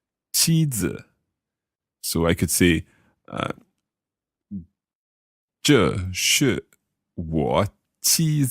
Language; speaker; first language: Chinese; non-native, learner; English